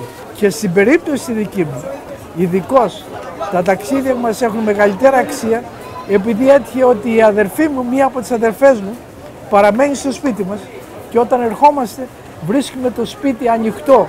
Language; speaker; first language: Greek; native; Greek